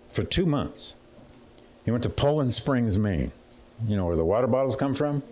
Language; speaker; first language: English; native; English